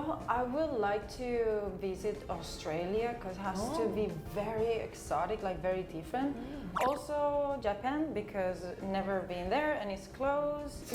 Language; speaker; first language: English; non-native, fluent; Spanish